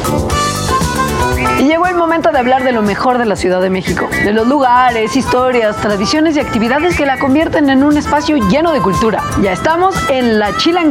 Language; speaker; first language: Spanish; native; Spanish